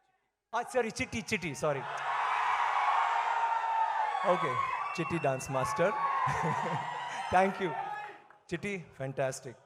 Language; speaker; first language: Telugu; non-native, learner; Tamil